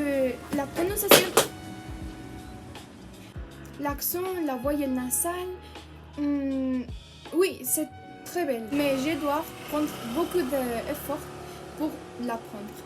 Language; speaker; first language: French; non-native, learner; Spanish